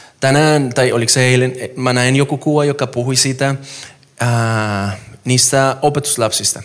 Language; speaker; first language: Finnish; non-native, fluent; Spanish